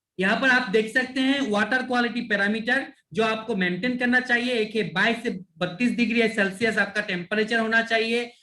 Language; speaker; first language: Hindi; non-native, local second language; Bangla